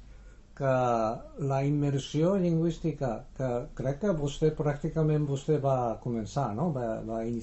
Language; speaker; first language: Catalan; non-native, fluent; Japanese